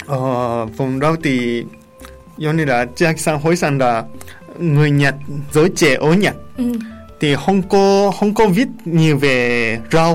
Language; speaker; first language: Vietnamese; non-native, learner; Japanese